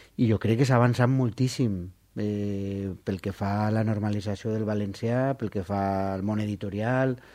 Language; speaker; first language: Catalan; non-native, local second language; Spanish